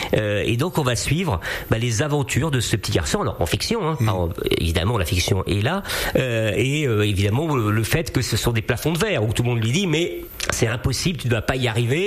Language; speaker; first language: French; native; French